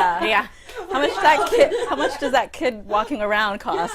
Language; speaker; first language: English; native; English